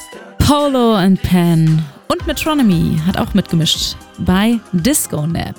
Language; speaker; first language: German; native; German